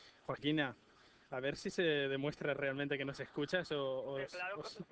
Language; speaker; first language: Spanish; native; Spanish